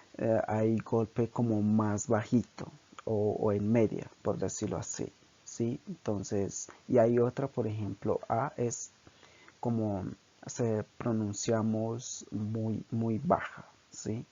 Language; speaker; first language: Spanish; non-native, local second language; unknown